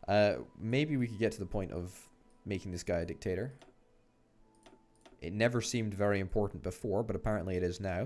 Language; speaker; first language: English; native; English